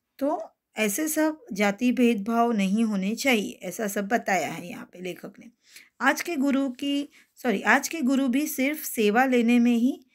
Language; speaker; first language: Hindi; non-native, local second language; Gujarati